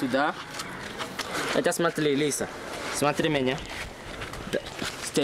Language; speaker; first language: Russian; non-native, learner; Swahili